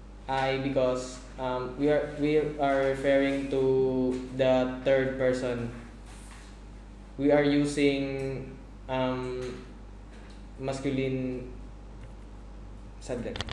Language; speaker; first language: English; non-native, fluent; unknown